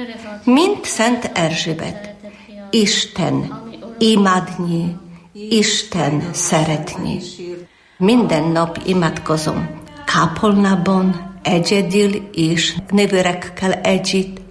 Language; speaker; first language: Hungarian; non-native, learner; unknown